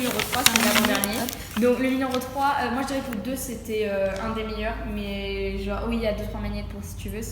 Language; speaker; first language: French; native; French